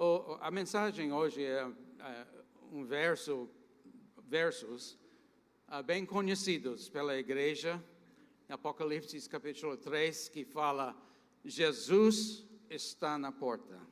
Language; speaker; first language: Portuguese; non-native, fluent; English